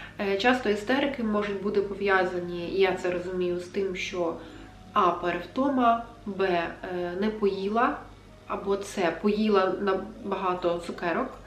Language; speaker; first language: Ukrainian; non-native, local second language; Russian